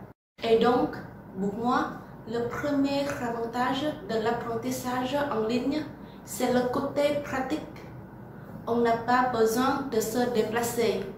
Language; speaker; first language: French; non-native, learner; Vietnamese